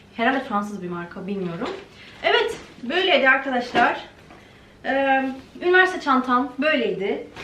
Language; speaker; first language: Turkish; early bilingual, heritage; Turkish